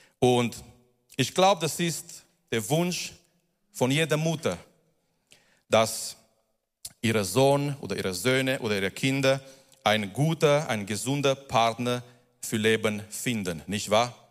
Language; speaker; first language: German; non-native, fluent; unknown